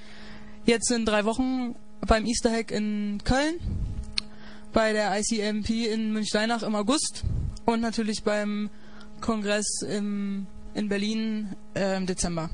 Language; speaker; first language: German; native; German